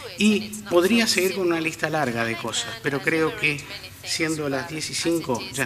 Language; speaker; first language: Spanish; native; Spanish